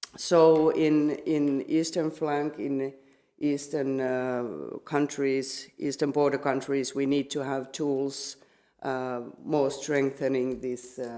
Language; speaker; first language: English; non-native, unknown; Finnish